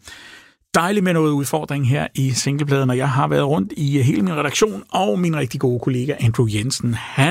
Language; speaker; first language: Danish; native; Danish